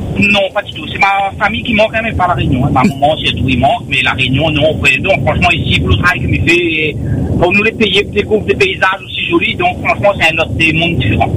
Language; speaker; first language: French; non-native, local second language; Réunion Creole French